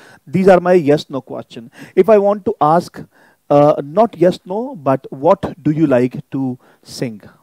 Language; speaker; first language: English; non-native, local second language; Hindi